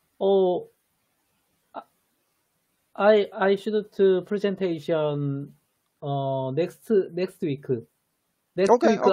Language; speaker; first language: English; non-native, learner; Korean